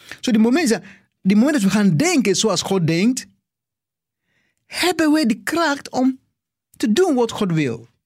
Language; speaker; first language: Dutch; non-native, fluent; English